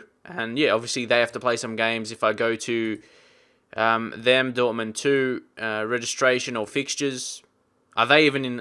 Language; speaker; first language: English; native; English